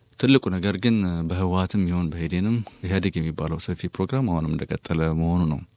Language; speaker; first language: Amharic; native; Amharic